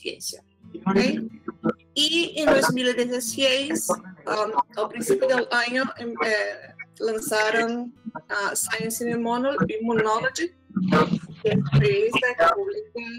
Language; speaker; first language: Spanish; non-native, fluent; Portuguese